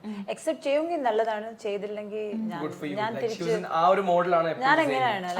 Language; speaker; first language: Malayalam; non-native, local second language; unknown